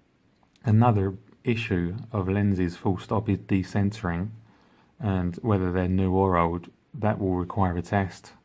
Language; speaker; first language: English; native; English